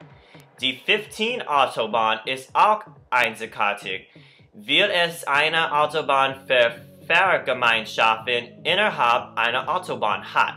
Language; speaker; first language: German; non-native, learner; English